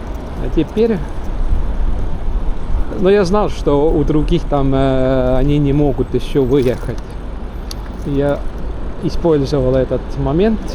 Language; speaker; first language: Russian; non-native, local second language; Estonian